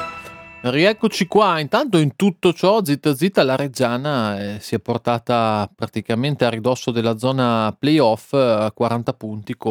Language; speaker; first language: Italian; native; Italian